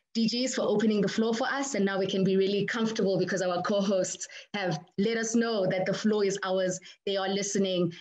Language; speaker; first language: English; non-native, local second language; Zulu